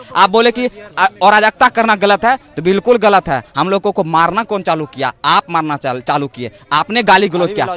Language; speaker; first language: Hindi; native; Hindi